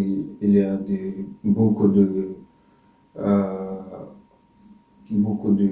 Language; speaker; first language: French; non-native, learner; Arabic